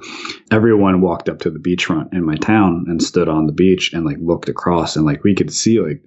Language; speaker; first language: English; native; English